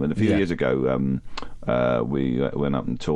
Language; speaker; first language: English; native; English